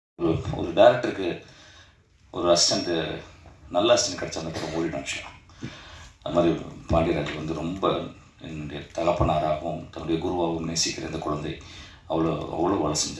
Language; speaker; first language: Tamil; native; Tamil